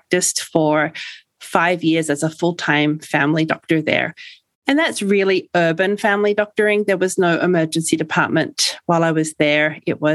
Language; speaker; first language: English; native; English